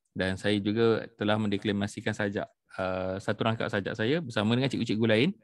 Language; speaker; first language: Malay; native; Malay